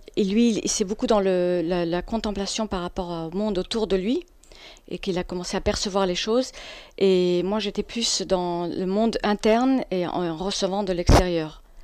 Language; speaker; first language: French; non-native, fluent; English